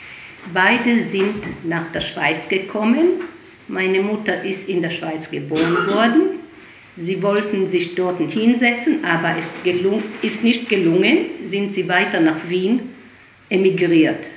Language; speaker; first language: German; early bilingual, heritage; German